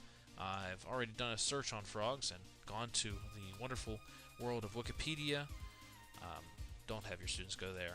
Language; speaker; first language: English; native; English